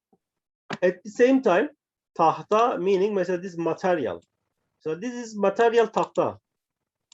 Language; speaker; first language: English; non-native, learner; Turkish